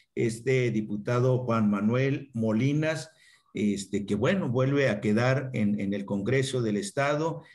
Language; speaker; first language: Spanish; non-native, local second language; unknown